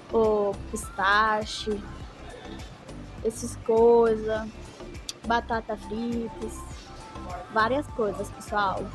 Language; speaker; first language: Portuguese; non-native, learner; Persian